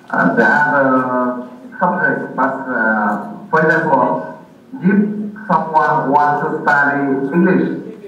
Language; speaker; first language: English; non-native, learner; Vietnamese